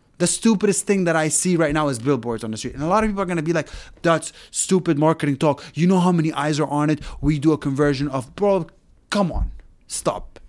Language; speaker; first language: English; non-native, fluent; Arabic